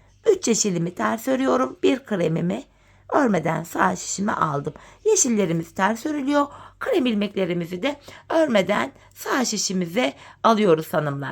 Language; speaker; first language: Turkish; native; Turkish